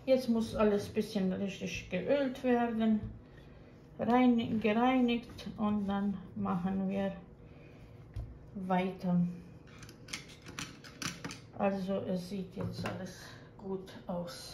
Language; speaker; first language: German; non-native, fluent; Croatian